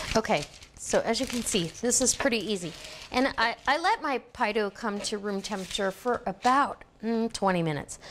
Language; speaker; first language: English; native; English